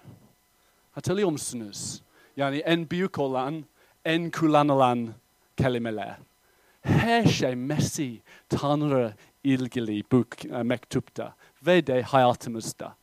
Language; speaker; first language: Turkish; non-native, fluent; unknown